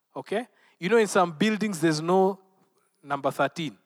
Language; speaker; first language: English; non-native, local second language; Luo (Kenya and Tanzania)